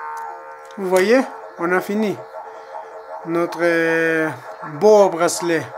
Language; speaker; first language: French; non-native, learner; Spanish